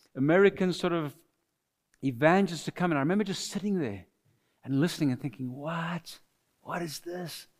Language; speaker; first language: English; non-native, fluent; French